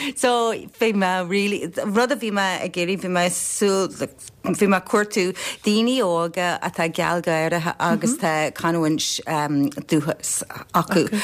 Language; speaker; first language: Irish; non-native, local second language; English